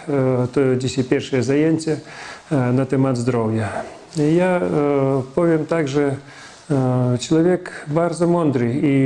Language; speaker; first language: Polish; non-native, fluent; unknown